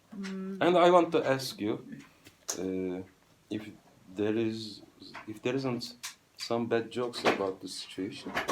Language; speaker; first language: English; non-native, fluent; Turkish